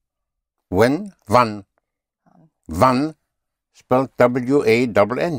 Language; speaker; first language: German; non-native, fluent; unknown